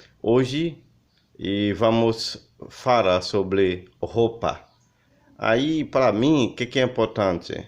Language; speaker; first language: Portuguese; non-native, learner; Haitian Creole